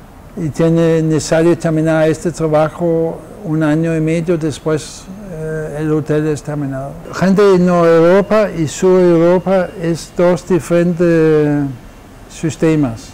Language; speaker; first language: Spanish; non-native, fluent; Danish